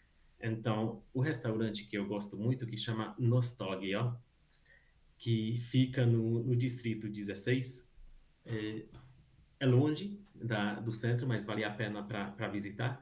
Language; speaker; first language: Portuguese; non-native, fluent; Hungarian